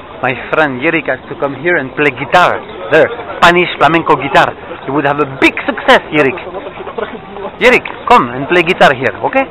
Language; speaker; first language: English; non-native, fluent; French